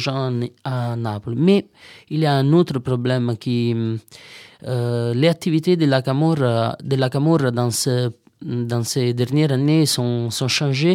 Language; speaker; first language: French; non-native, learner; Italian